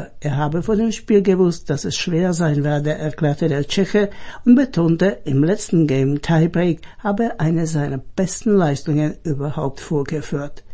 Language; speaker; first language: German; native; German